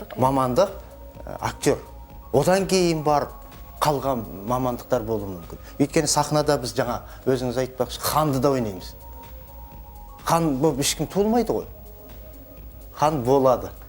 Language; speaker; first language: Kazakh; native; Kazakh